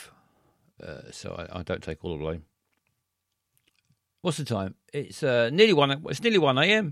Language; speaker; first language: English; native; English